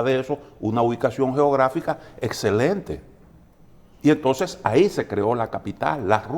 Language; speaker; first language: Spanish; native; Spanish